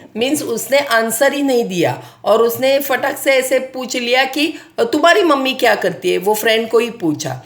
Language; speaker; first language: Hindi; non-native, local second language; Marathi